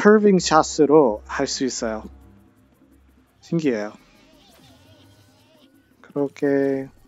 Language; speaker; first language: Korean; non-native, fluent; English